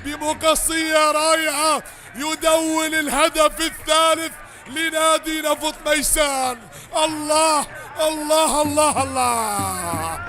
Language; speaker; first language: Arabic; native; Arabic